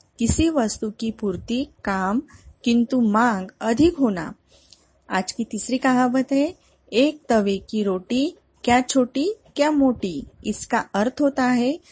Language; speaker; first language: Hindi; non-native, local second language; Marathi